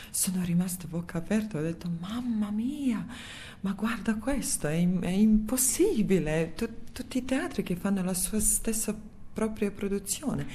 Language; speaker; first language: Italian; non-native, fluent; Serbian